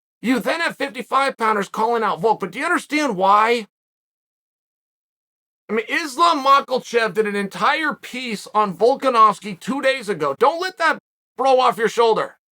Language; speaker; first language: English; native; English